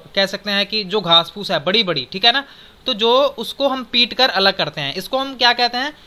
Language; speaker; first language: Hindi; native; Hindi